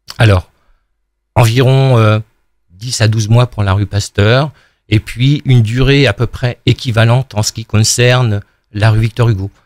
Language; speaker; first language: French; native; French